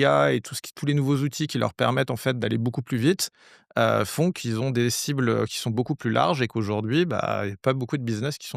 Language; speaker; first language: French; native; French